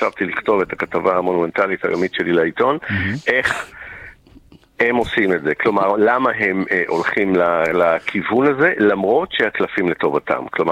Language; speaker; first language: Hebrew; non-native, local second language; English